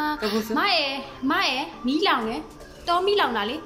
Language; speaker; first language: Japanese; non-native, learner; Burmese